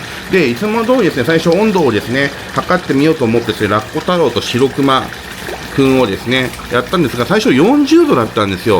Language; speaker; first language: Japanese; native; Japanese